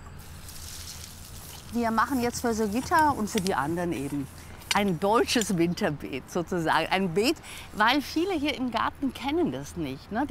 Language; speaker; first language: German; native; German